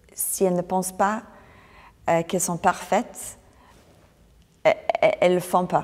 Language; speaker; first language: French; non-native, fluent; English